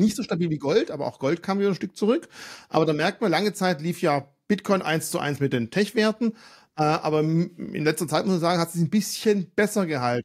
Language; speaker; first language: German; native; German